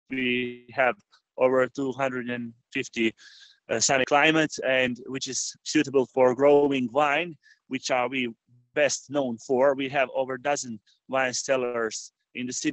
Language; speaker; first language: English; non-native, fluent; Croatian